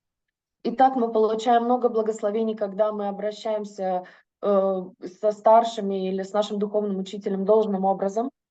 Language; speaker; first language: Russian; native; Russian